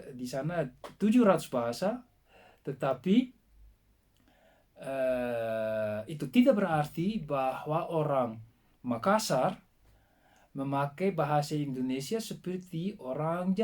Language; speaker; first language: Indonesian; non-native, fluent; Dutch